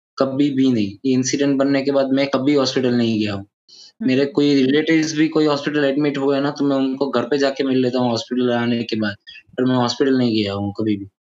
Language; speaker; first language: Hindi; non-native, local second language; Gujarati